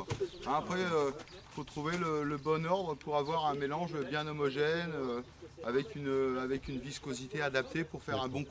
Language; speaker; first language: French; native; French